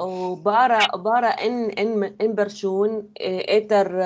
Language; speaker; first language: Swedish; non-native, learner; Arabic